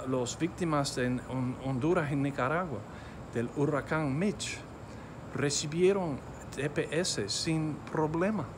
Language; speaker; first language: Spanish; non-native, fluent; English